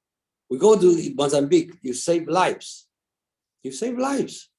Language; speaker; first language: English; non-native, local second language; Chinese